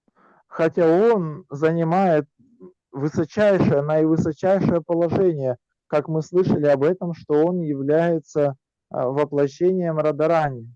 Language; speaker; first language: Russian; native; Russian